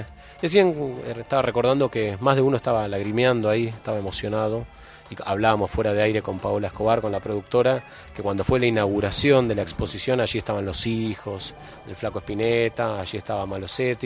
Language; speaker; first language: Spanish; native; Spanish